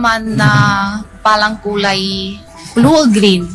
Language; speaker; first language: Filipino; non-native, learner; Chinese